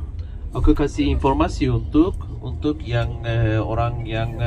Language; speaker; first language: Indonesian; non-native, fluent; Turkish